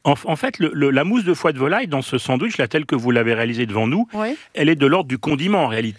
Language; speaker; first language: French; native; French